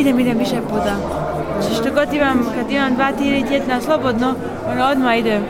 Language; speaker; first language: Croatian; early bilingual, heritage; Bosnian